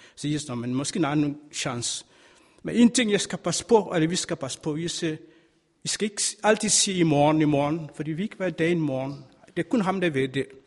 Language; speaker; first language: Danish; non-native, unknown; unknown